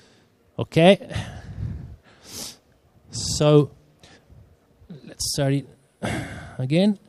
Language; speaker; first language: English; non-native, fluent; Italian